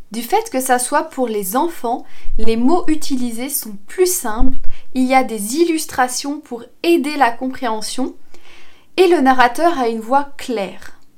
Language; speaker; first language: French; native; French